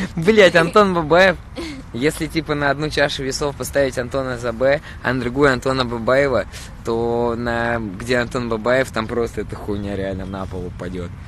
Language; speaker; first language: Russian; native; Russian